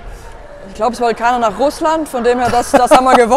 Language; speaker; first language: German; native; German